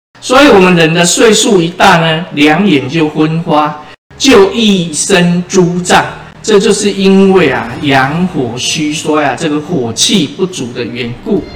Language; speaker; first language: Chinese; native; Chinese